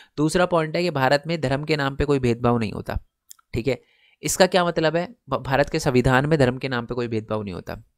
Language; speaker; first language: Hindi; native; Hindi